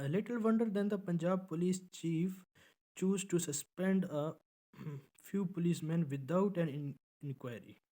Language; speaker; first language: English; non-native, local second language; Urdu